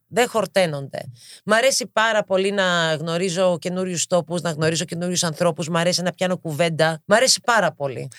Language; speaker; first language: Greek; early bilingual, heritage; Greek